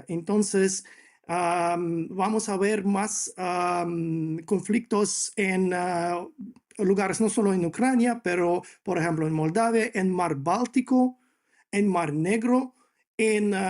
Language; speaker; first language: Spanish; non-native, fluent; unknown